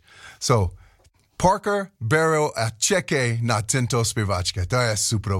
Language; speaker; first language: Czech; non-native, learner; English